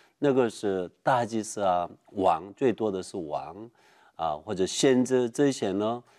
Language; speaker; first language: Chinese; non-native, fluent; Korean